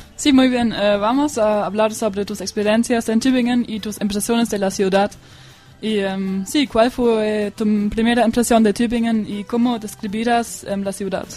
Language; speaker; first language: Spanish; non-native, learner; German